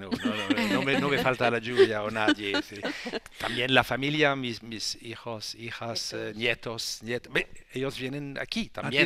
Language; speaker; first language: Spanish; non-native, learner; French